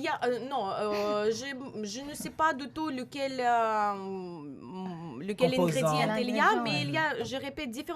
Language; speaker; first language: French; non-native, learner; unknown